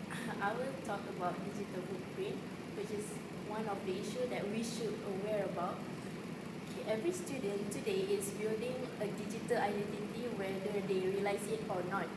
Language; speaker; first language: English; non-native, local second language; Malay